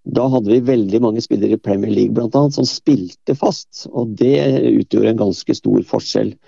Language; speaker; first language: Norwegian; native; Norwegian